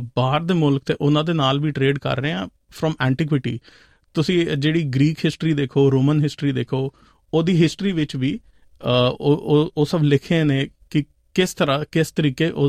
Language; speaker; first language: Punjabi; non-native, local second language; Hindi